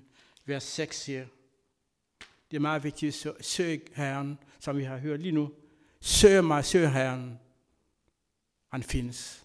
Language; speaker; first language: Danish; non-native, fluent; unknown